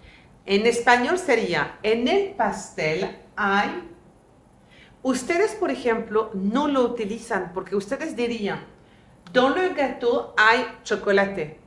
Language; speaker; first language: Spanish; non-native, fluent; French